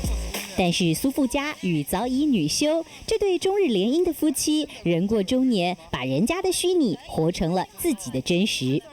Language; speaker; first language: Chinese; native; Chinese